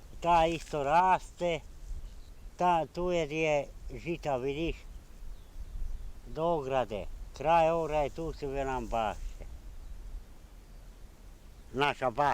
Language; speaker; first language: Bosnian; non-native, local second language; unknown